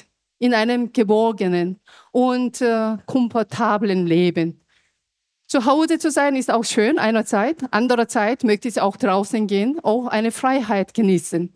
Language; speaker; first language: German; non-native, fluent; Korean